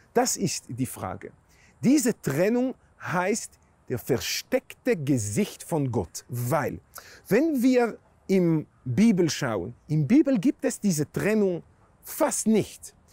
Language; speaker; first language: German; non-native, fluent; Hebrew